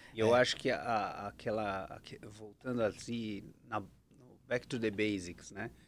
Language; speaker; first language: Portuguese; native; Portuguese